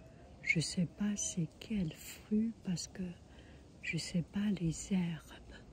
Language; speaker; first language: French; non-native, learner; Chinese